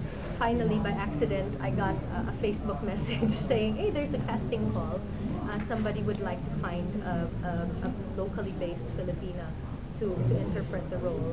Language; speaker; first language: English; non-native, local second language; Filipino